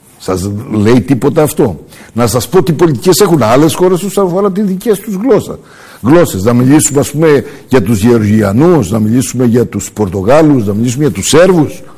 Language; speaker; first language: Greek; early bilingual, heritage; Greek